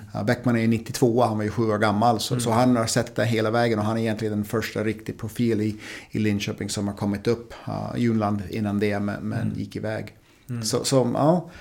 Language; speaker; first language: Swedish; non-native, fluent; English